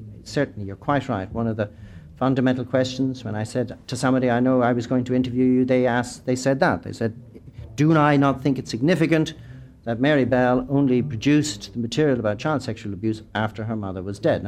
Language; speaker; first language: English; native; English